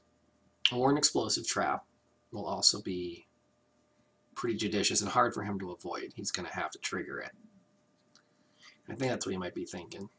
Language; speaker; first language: English; native; English